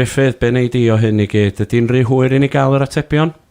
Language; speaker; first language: Welsh; native; Welsh